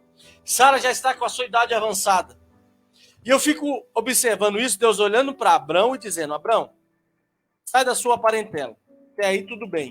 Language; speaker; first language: Portuguese; native; Portuguese